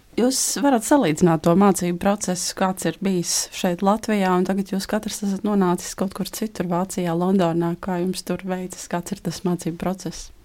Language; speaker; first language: Latvian; native; Latvian